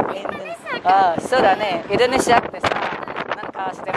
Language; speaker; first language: Japanese; non-native, learner; Indonesian